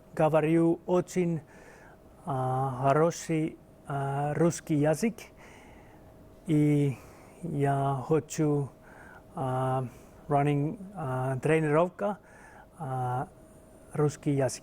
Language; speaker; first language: Russian; non-native, learner; Finnish